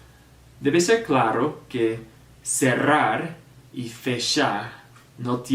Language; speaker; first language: Spanish; non-native, fluent; English